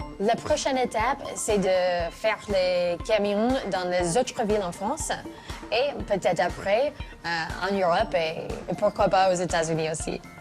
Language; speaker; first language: French; non-native, fluent; English